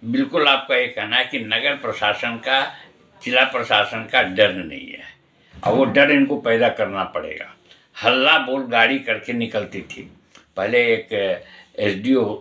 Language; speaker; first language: Hindi; native; Hindi